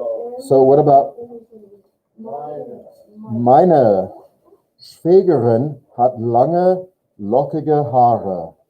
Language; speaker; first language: German; non-native, learner; English